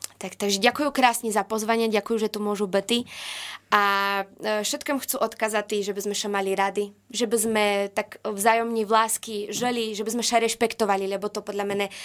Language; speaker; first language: Slovak; non-native, local second language; Rusyn